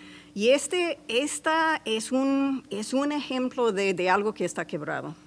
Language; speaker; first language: Spanish; non-native, fluent; English